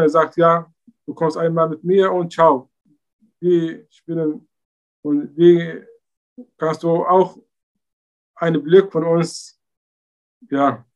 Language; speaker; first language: German; non-native, learner; Arabic